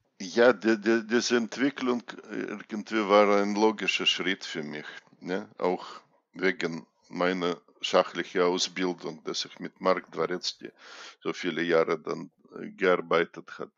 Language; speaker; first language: German; non-native, fluent; Russian